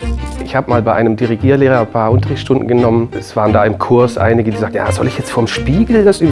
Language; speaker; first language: German; native; German